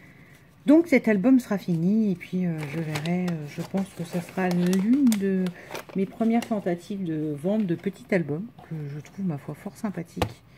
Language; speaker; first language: French; native; French